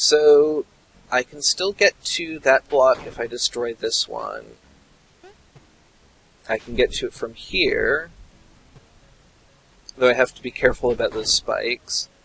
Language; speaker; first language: English; native; English